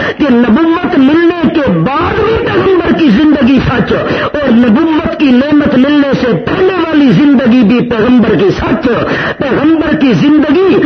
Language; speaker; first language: Urdu; non-native, local second language; Saraiki